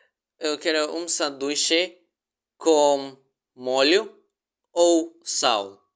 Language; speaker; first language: Portuguese; non-native, learner; Spanish